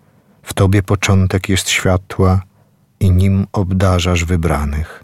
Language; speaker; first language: Polish; native; Polish